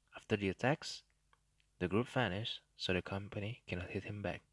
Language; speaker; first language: English; non-native, fluent; Indonesian